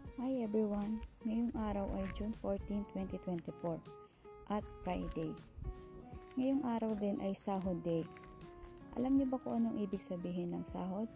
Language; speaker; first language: Filipino; native; Filipino